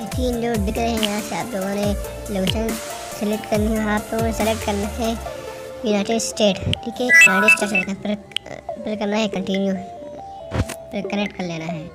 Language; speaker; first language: Urdu; non-native, local second language; Punjabi